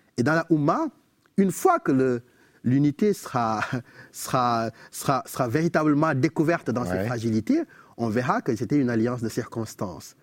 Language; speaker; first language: French; non-native, local second language; Wolof